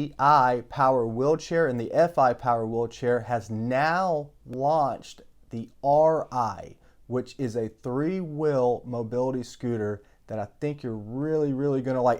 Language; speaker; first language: English; native; English